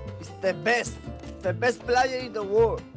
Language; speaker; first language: English; non-native, learner; Spanish